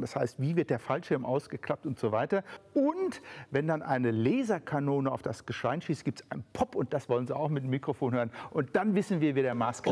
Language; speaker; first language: German; native; German